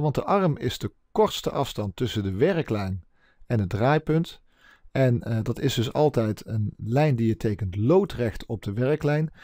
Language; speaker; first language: Dutch; native; Dutch